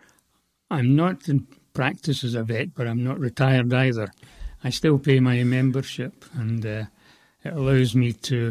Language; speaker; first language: English; native; English